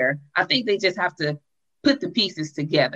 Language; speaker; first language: English; native; English